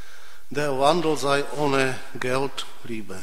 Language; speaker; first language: German; non-native, fluent; Czech